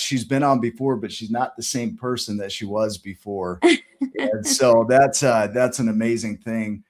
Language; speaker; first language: English; native; English